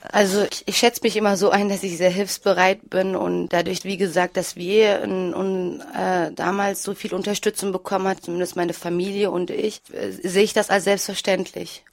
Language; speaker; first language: German; early bilingual, other home language; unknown